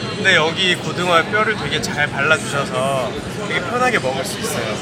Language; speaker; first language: Korean; native; Korean